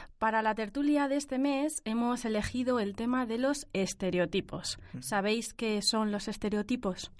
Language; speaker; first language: Spanish; native; Spanish